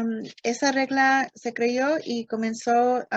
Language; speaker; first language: Spanish; early bilingual, heritage; English